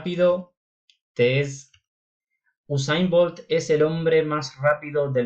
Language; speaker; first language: Spanish; non-native, fluent; Urdu